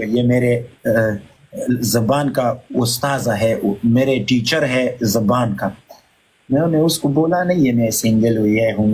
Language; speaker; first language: Hindi; non-native, learner; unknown